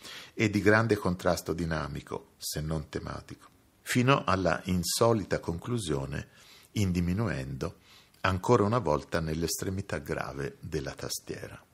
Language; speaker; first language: Italian; native; Italian